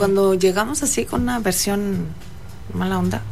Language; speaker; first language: Spanish; native; Spanish